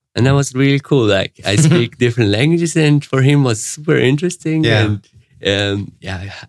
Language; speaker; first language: English; non-native, fluent; Arabic